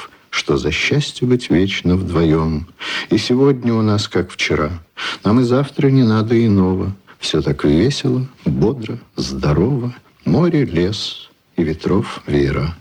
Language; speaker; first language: Russian; native; Russian